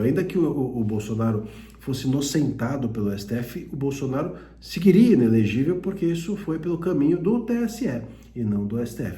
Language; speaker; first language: Portuguese; native; Portuguese